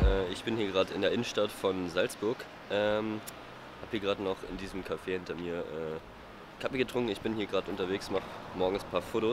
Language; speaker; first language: German; native; German